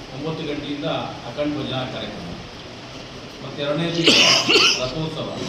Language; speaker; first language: Kannada; native; Kannada